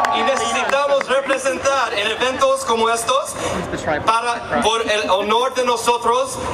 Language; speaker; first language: Spanish; early bilingual, heritage; Spanish